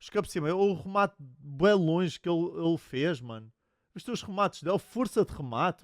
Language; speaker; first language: Portuguese; native; Portuguese